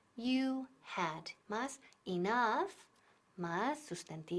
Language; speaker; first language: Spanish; non-native, fluent; English